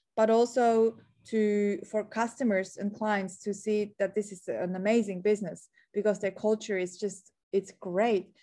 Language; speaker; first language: English; non-native, fluent; Swiss German